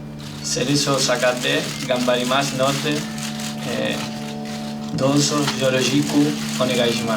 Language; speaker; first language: Japanese; non-native, learner; Spanish